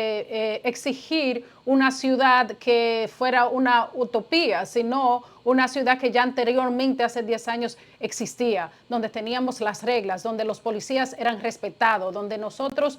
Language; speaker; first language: Spanish; native; Spanish